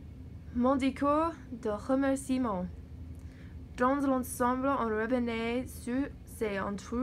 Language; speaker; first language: French; non-native, learner; English